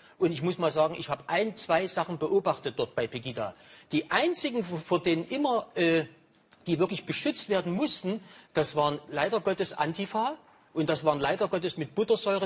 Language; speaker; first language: German; native; German